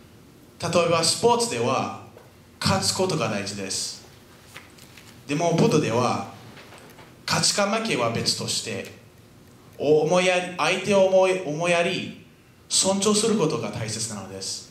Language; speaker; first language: Japanese; non-native, fluent; French